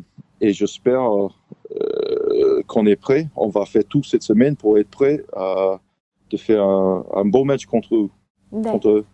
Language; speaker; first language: French; non-native, fluent; English